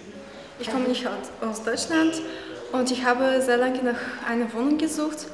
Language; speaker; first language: German; non-native, fluent; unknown